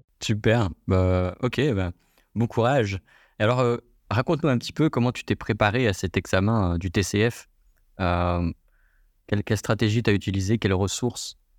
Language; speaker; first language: French; native; French